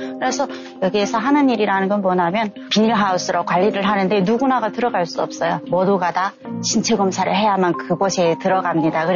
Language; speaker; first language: Korean; native; Korean